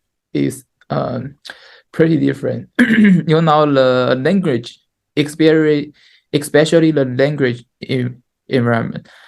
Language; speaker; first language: English; non-native, learner; Chinese